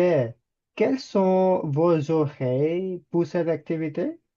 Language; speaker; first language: French; non-native, fluent; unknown